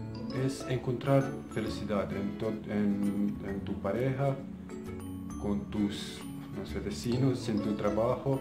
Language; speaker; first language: Spanish; non-native, fluent; Bosnian